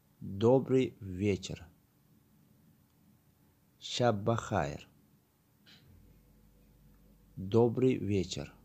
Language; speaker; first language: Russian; non-native, learner; Tajik